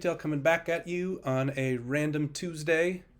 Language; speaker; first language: English; native; English